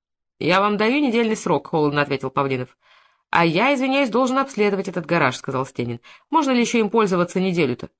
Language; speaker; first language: Russian; native; Russian